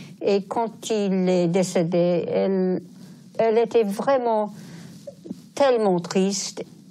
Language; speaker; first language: French; non-native, fluent; English